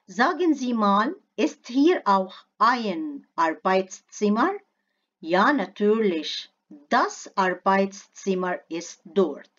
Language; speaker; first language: German; non-native, fluent; Arabic